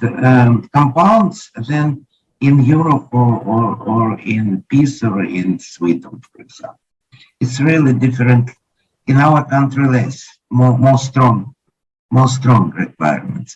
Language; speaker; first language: English; non-native, learner; Ukrainian